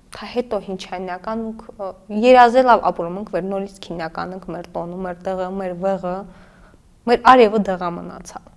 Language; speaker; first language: Armenian; native; Armenian